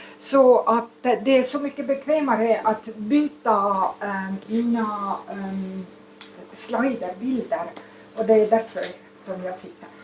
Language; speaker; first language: Swedish; non-native, fluent; Estonian